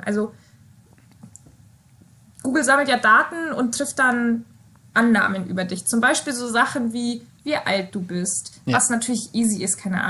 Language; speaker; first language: German; native; German